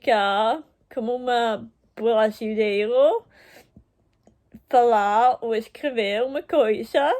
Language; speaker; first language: Portuguese; non-native, learner; German